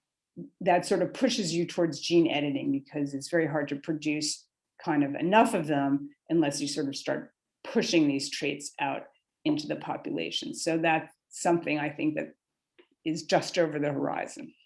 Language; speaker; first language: English; native; English